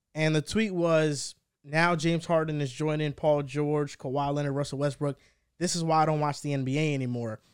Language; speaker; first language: English; early bilingual, heritage; Spanish